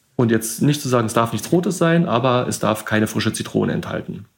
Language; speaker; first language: German; native; German